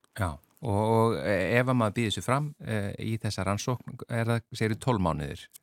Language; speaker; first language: Icelandic; native; Icelandic